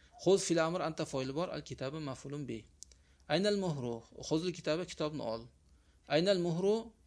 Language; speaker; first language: Arabic; non-native, fluent; Uzbek